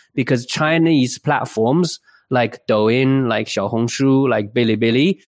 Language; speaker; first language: English; early bilingual, other home language; Chinese